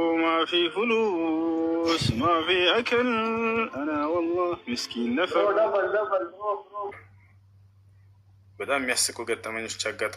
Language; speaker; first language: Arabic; non-native, learner; Amharic